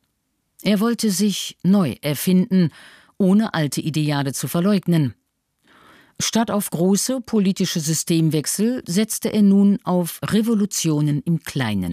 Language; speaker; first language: German; native; German